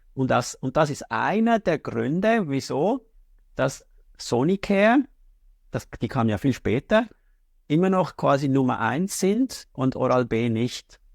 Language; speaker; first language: German; native; German